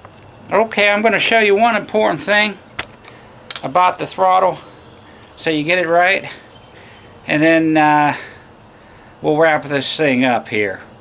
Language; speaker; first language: English; native; English